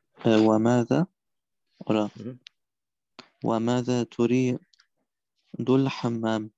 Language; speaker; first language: Arabic; non-native, learner; German